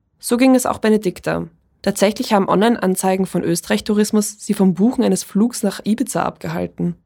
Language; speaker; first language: German; early bilingual, other home language; Polish